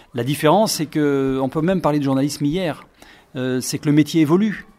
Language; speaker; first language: French; native; French